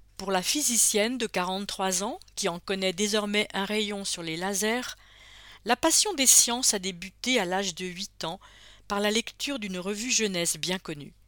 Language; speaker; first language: French; native; French